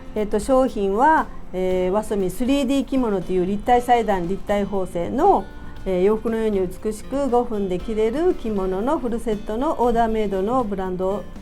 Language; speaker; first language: Japanese; native; Japanese